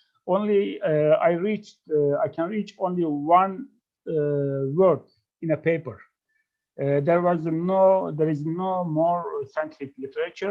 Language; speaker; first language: English; non-native, fluent; Turkish